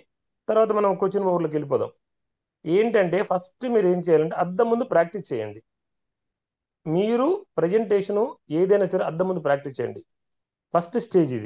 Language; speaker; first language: Telugu; native; Telugu